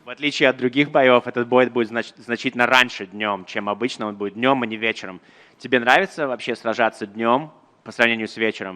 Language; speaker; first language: Russian; native; Russian